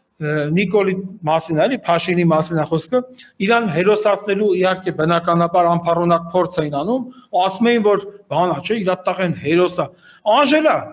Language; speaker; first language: Armenian; native; Armenian